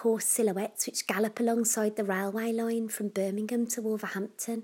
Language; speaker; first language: English; native; English